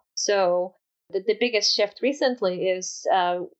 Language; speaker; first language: English; non-native, fluent; Polish